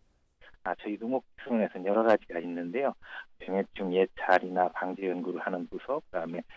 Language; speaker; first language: Korean; native; Korean